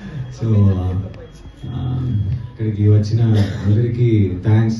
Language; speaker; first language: Telugu; non-native, learner; Tamil